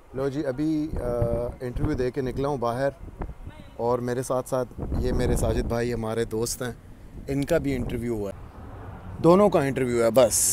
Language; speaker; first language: Urdu; non-native, local second language; Punjabi